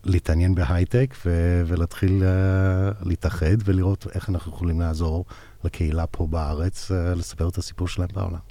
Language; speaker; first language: Hebrew; non-native, fluent; English